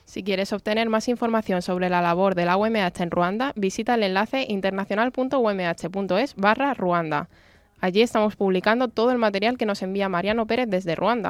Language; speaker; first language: Spanish; native; Spanish